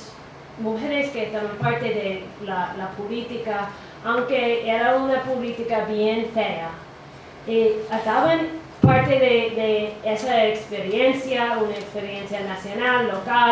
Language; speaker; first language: Spanish; non-native, fluent; English